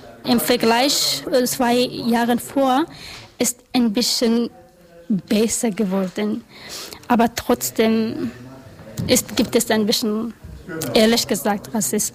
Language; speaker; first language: German; non-native, learner; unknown